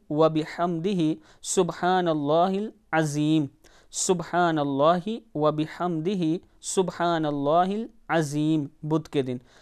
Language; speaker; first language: Urdu; non-native, local second language; Punjabi